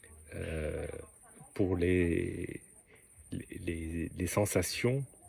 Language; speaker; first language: French; native; French